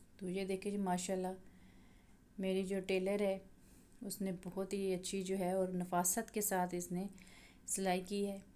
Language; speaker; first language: Urdu; native; Urdu